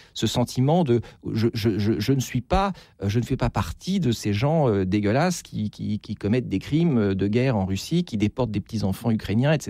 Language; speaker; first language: French; native; French